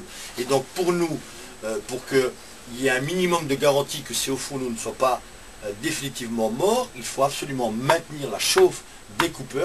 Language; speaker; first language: French; native; French